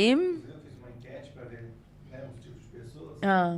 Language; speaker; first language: Portuguese; native; Portuguese